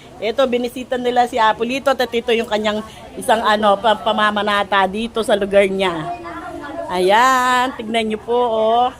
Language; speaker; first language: Filipino; non-native, local second language; Pampanga